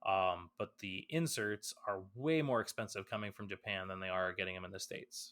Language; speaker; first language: English; native; English